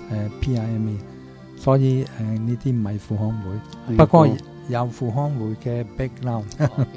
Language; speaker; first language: Cantonese; non-native, fluent; Italian